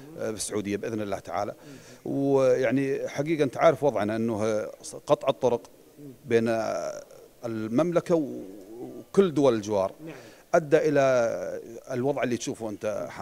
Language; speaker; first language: Arabic; native; Arabic